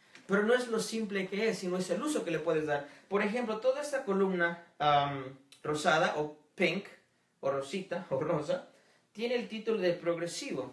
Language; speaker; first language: Spanish; native; Spanish